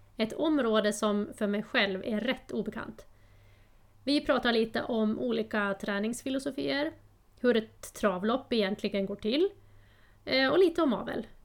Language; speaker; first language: Swedish; native; Swedish